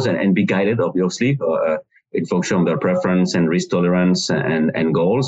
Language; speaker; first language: English; non-native, fluent; French